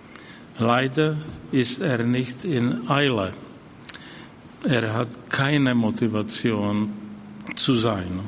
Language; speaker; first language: German; non-native, fluent; Czech